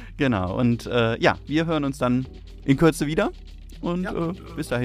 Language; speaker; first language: German; native; German